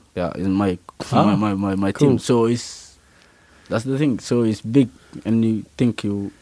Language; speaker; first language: English; non-native, learner; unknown